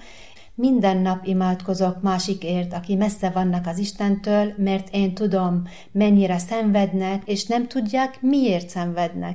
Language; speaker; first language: Hungarian; non-native, learner; Arabic